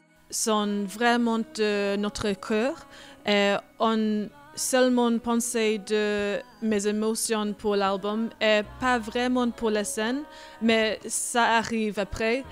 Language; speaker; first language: French; non-native, learner; English